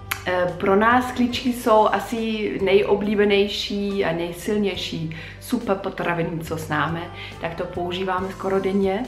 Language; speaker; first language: Czech; non-native, fluent; German